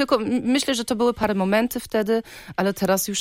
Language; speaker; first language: Polish; early bilingual, heritage; Polish